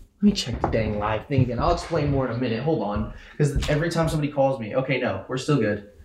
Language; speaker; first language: English; native; English